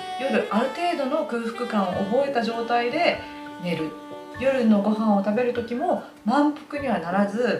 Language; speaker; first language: Japanese; native; Japanese